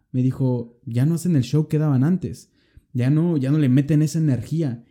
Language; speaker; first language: Spanish; native; Spanish